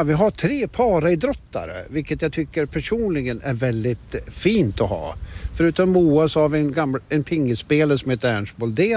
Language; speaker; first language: Swedish; native; Swedish